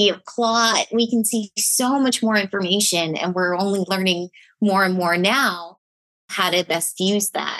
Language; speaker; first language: English; native; English